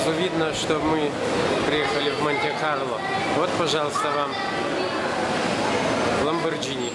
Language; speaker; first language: Russian; non-native, fluent; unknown